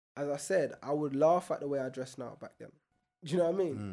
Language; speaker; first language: English; native; English